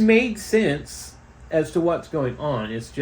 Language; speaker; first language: English; native; English